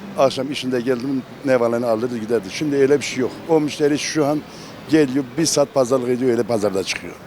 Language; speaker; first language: Turkish; non-native, local second language; Kurdish